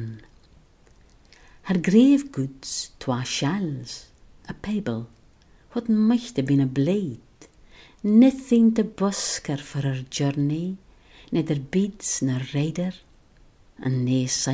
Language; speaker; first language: English; non-native, local second language; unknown